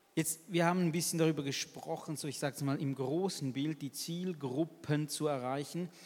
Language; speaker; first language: German; native; German